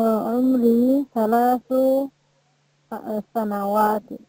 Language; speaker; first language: Arabic; non-native, learner; Bangla